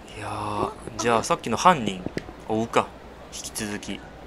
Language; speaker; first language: Japanese; non-native, fluent; Chinese